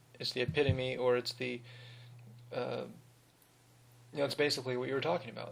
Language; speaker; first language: English; native; English